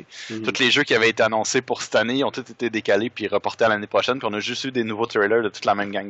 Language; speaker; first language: French; native; French